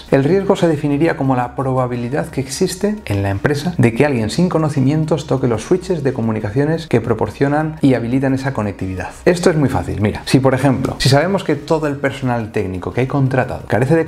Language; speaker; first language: Spanish; native; Spanish